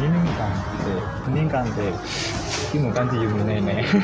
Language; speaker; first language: Japanese; non-native, learner; Indonesian